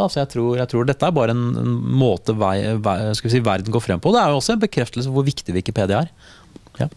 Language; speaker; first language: Norwegian; native; Norwegian